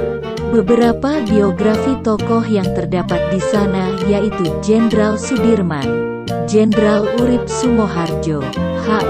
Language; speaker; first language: Indonesian; native; Indonesian